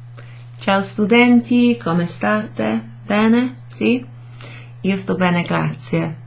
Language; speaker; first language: Italian; non-native, fluent; English